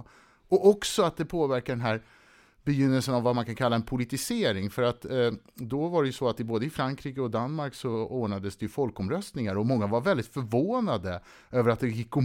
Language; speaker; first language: Swedish; native; Swedish